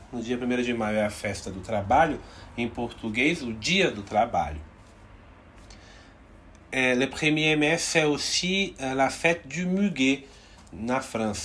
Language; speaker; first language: French; non-native, fluent; Portuguese